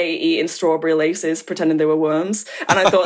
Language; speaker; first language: English; native; English